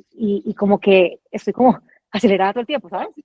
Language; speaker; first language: Spanish; native; Spanish